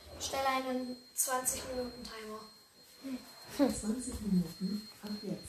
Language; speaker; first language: German; native; German